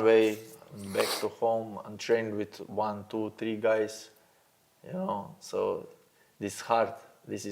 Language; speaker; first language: English; non-native, learner; Slovenian